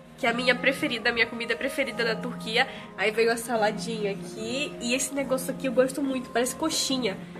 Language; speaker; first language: Portuguese; native; Portuguese